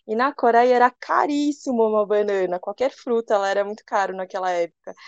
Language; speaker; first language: Portuguese; early bilingual, other home language; Korean